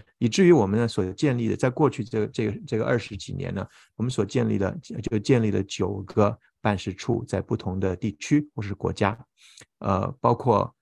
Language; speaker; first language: Chinese; native; Chinese